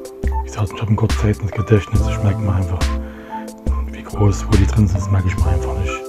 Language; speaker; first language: German; native; German